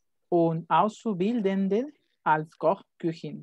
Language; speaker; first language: German; non-native, fluent; Spanish